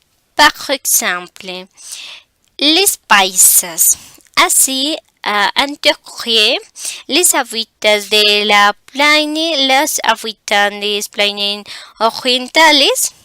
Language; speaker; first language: French; non-native, learner; Spanish